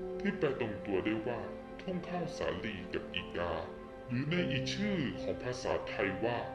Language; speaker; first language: Thai; native; Thai